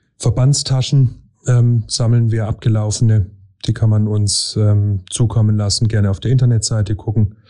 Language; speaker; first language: German; native; German